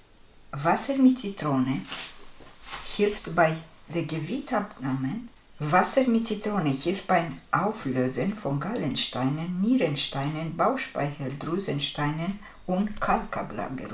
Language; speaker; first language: German; non-native, fluent; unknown